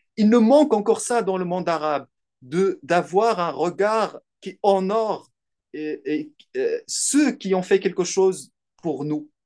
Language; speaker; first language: French; non-native, local second language; Arabic